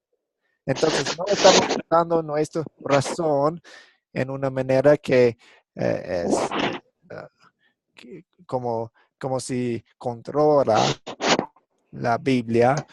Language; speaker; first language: Spanish; non-native, fluent; English